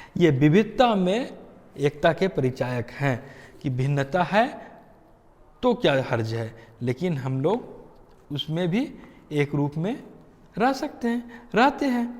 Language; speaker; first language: Hindi; native; Hindi